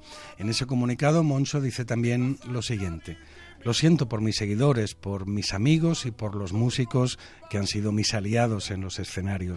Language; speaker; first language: Spanish; native; Spanish